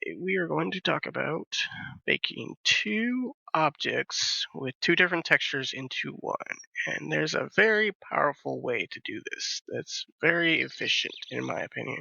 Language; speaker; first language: English; native; English